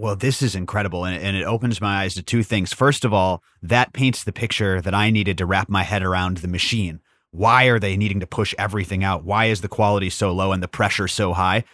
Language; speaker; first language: English; native; English